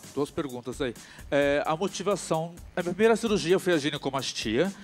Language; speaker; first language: Portuguese; native; Portuguese